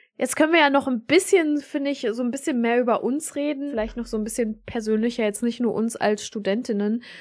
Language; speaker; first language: German; early bilingual, other home language; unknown